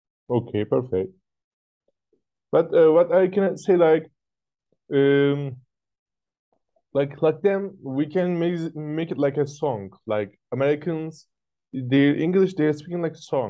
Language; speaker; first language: English; non-native, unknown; Turkish